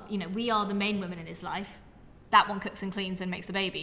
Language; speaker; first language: English; native; English